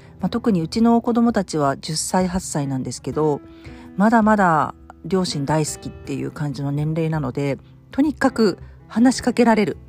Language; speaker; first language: Japanese; native; Japanese